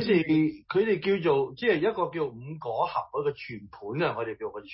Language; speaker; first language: Chinese; early bilingual, heritage; Cantonese